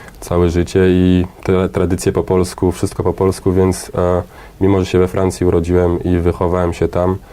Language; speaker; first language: Polish; early bilingual, heritage; Polish